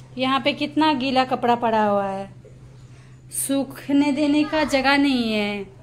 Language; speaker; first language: Hindi; non-native, local second language; Gujarati